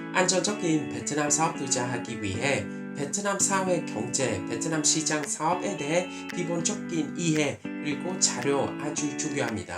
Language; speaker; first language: Korean; non-native, fluent; Vietnamese